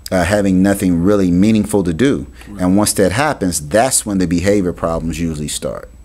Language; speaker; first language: English; native; English